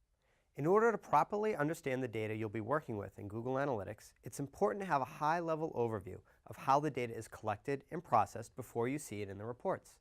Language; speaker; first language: English; native; English